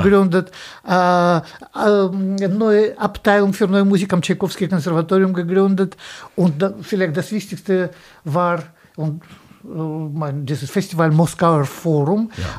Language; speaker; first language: German; non-native, fluent; Russian